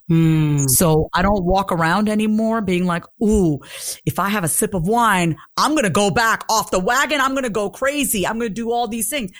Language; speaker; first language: English; native; English